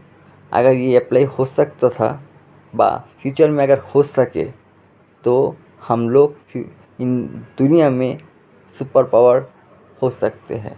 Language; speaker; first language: Hindi; non-native, fluent; Bangla